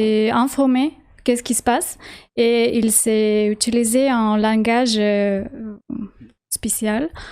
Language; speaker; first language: French; non-native, learner; Russian